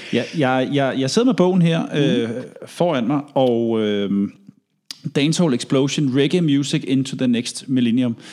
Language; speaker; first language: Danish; native; Danish